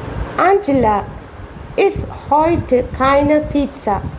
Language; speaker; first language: German; non-native, fluent; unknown